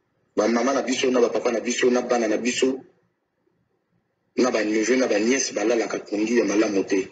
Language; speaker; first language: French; non-native, local second language; Lingala